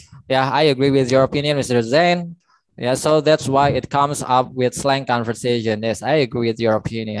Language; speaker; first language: English; non-native, learner; Indonesian